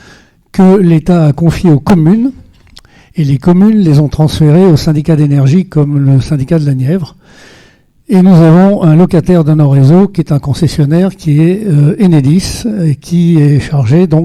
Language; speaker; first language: French; native; French